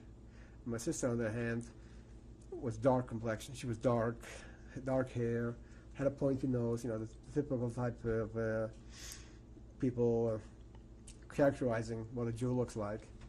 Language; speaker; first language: English; early bilingual, other home language; Yiddish